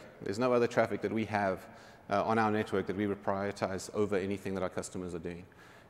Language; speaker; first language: English; native; English